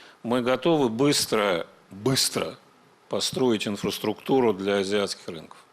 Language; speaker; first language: Russian; native; Russian